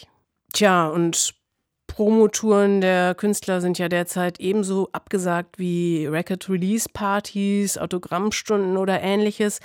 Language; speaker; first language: German; native; German